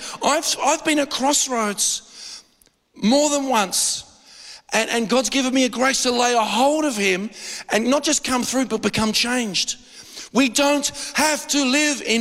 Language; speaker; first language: English; native; English